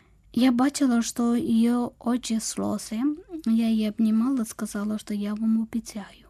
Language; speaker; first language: Ukrainian; non-native, learner; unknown